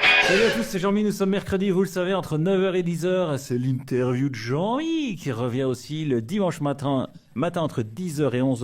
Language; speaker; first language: French; native; French